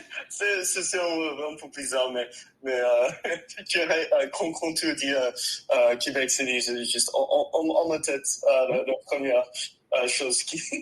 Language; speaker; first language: French; non-native, learner; English